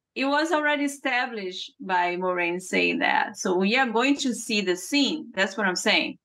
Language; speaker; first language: English; non-native, fluent; Portuguese